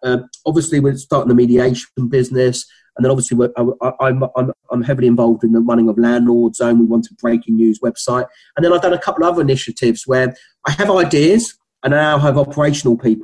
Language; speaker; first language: English; native; English